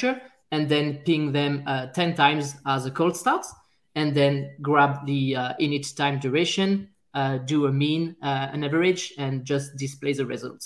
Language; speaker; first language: English; non-native, fluent; French